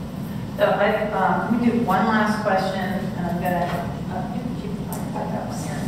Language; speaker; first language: English; native; English